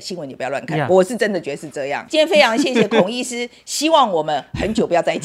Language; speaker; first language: Chinese; native; Chinese